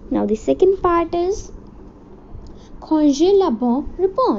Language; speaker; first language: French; non-native, learner; Hindi